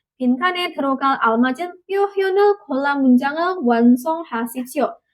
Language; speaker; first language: Korean; non-native, fluent; Indonesian